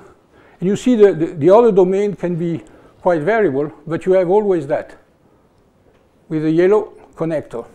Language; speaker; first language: English; non-native, fluent; French